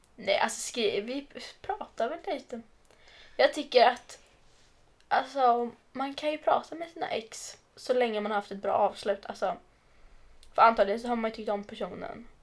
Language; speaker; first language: Swedish; native; Swedish